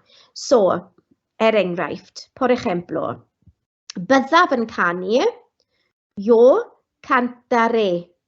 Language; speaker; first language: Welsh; non-native, local second language; English